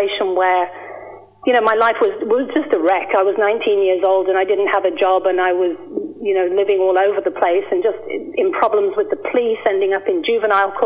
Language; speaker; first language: English; native; English